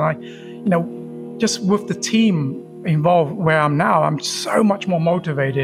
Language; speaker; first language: English; early bilingual, other home language; Vietnamese